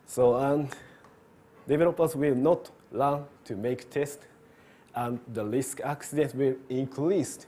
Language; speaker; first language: English; non-native, learner; Japanese